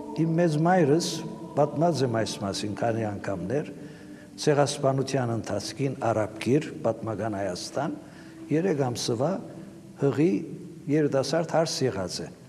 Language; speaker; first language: Armenian; native; Armenian